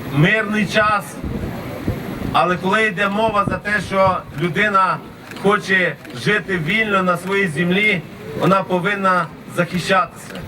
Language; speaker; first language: Ukrainian; non-native, local second language; Romanian